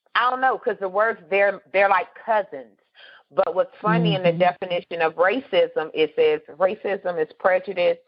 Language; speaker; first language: English; native; English